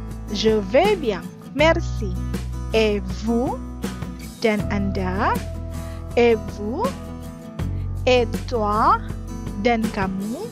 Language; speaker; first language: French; non-native, fluent; Indonesian